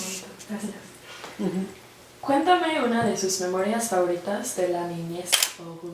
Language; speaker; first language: Spanish; non-native, learner; English